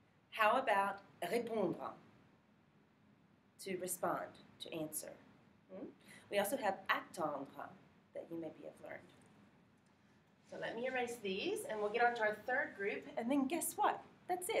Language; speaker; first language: English; native; English